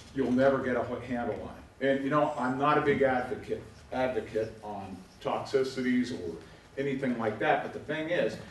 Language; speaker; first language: English; native; English